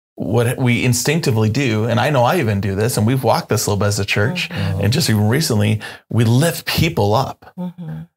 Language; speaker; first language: English; native; English